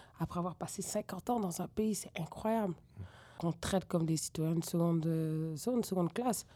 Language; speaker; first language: French; native; French